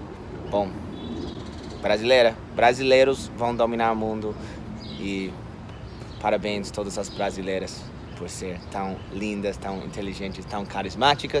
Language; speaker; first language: Portuguese; non-native, fluent; English